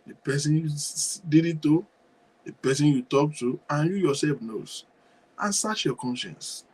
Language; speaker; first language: English; non-native, local second language; Yoruba